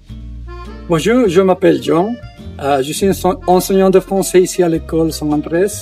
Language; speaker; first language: French; non-native, fluent; Spanish